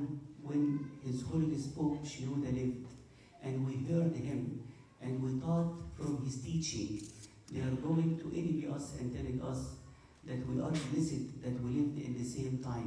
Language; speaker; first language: English; non-native, fluent; Arabic